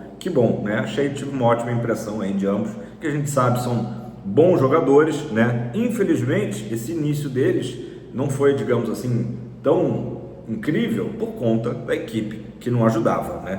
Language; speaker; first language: Portuguese; native; Portuguese